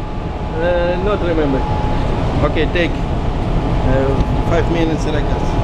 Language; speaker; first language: English; non-native, learner; Russian